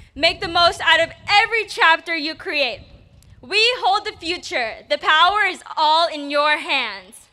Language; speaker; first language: English; early bilingual, other home language; Spanish